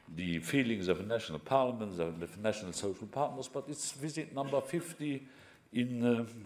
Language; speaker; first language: English; non-native, fluent; Luxembourgish